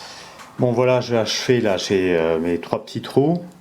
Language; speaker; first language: French; native; French